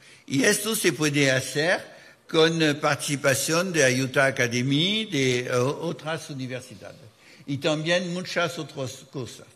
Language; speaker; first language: Spanish; non-native, fluent; French